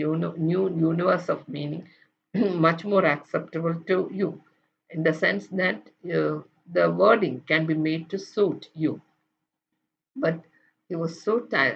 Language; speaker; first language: English; non-native, local second language; Malayalam